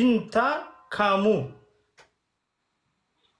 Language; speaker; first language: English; non-native, learner; Oromo